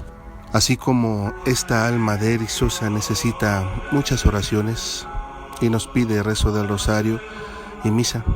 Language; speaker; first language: Spanish; native; Spanish